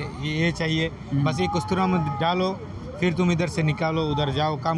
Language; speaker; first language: Hindi; non-native, learner; Bangla